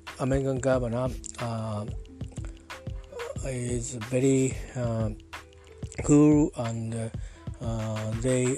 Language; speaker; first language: English; non-native, learner; Japanese